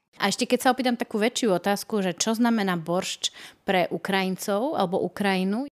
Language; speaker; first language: Slovak; native; Slovak